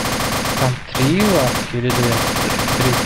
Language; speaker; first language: Russian; native; Russian